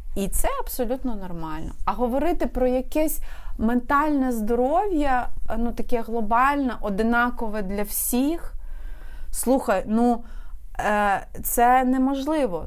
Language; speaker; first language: Ukrainian; non-native, local second language; Russian